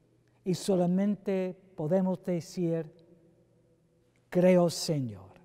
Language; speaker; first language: Spanish; non-native, fluent; English